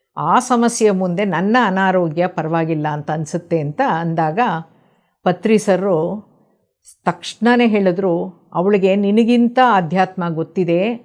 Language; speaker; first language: Kannada; non-native, local second language; Telugu